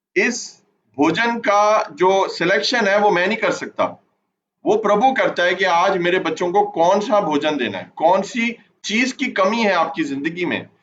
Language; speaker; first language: Urdu; non-native, local second language; Punjabi